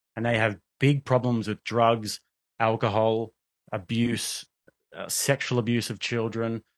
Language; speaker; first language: English; native; English